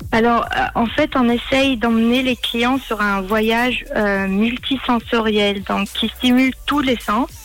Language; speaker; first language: French; early bilingual, heritage; German